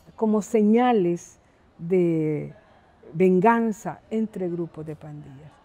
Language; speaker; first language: Spanish; native; Spanish